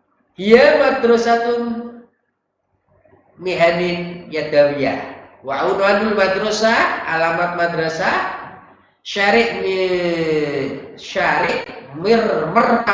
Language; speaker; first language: Arabic; non-native, fluent; Indonesian